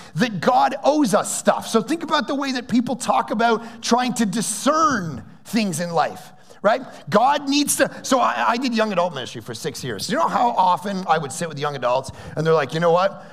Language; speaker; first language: English; native; English